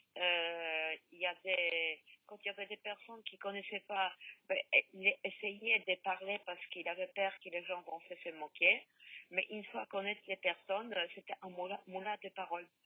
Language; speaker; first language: French; non-native, learner; Polish